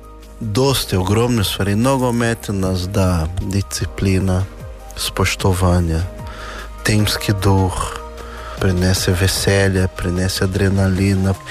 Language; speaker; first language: Slovenian; non-native, learner; Portuguese